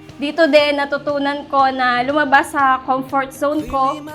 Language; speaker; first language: Filipino; native; Filipino